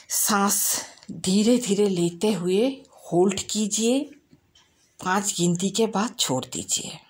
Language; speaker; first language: Hindi; non-native, local second language; Bangla